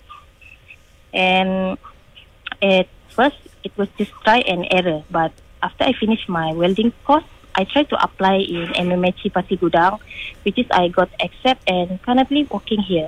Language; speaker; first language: English; non-native, local second language; Malay